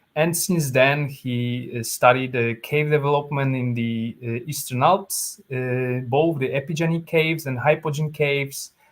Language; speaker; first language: English; non-native, fluent; Polish